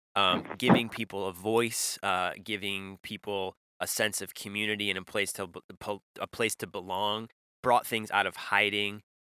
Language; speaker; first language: English; native; English